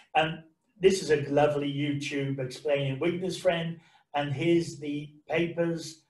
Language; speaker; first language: English; native; English